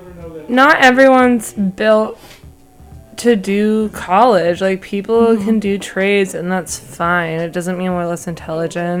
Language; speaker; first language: English; native; English